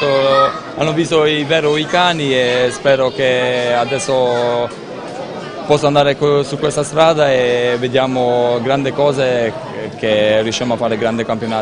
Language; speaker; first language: Italian; non-native, fluent; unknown